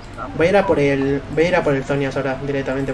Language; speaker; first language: Spanish; native; Spanish